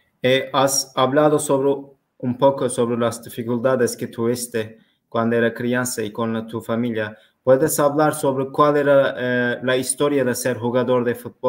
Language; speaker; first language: Spanish; non-native, learner; Turkish